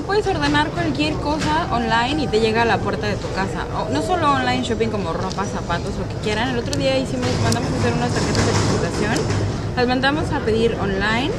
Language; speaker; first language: Spanish; native; Spanish